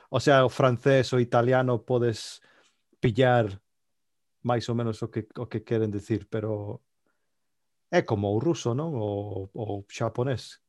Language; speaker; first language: Galician; native; Galician